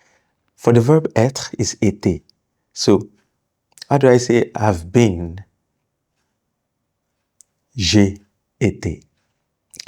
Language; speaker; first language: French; non-native, fluent; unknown